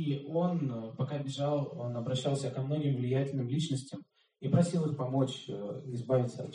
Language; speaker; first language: Russian; native; Russian